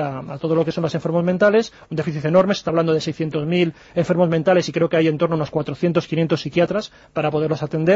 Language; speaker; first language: Spanish; native; Spanish